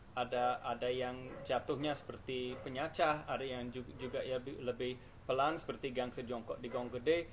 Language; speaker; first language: Indonesian; non-native, fluent; English